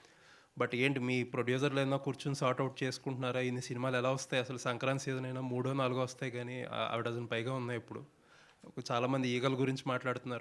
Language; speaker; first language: Telugu; native; Telugu